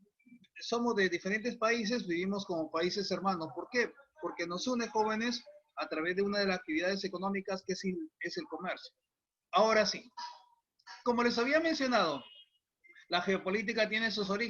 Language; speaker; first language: Spanish; native; Spanish